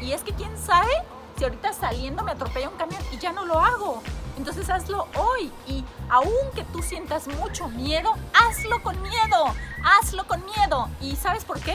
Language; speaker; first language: Spanish; native; Spanish